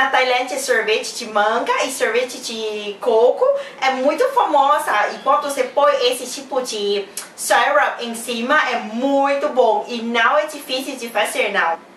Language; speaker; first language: Portuguese; non-native, fluent; Thai